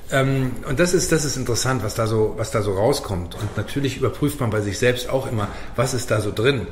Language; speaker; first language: German; native; German